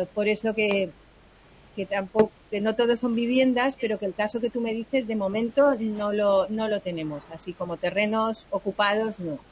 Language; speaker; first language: Spanish; native; Spanish